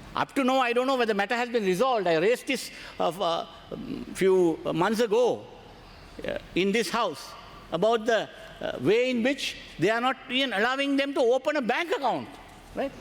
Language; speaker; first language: English; non-native, local second language; Sinhala